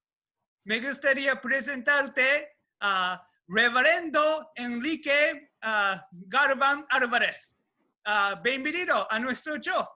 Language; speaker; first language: Spanish; non-native, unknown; Japanese